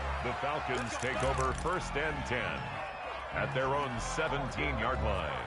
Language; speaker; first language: English; native; English